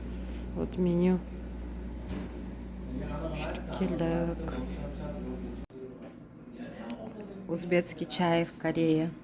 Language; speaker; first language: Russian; non-native, local second language; Kazakh